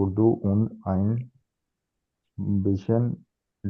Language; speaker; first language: German; non-native, learner; Urdu